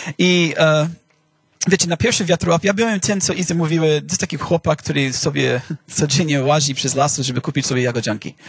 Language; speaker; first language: Polish; non-native, fluent; English